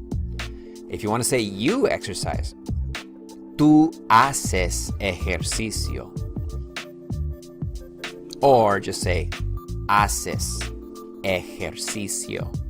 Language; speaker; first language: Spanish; non-native, fluent; English